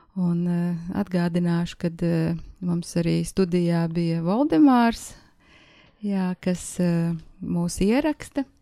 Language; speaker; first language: Latvian; native; Latvian